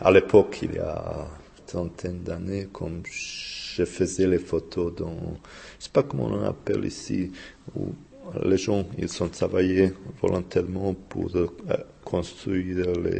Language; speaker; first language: French; non-native, fluent; Bosnian